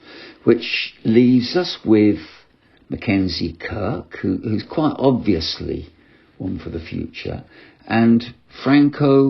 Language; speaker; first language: English; native; English